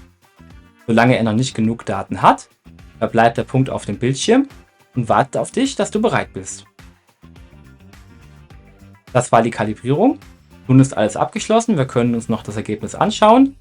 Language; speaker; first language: German; native; German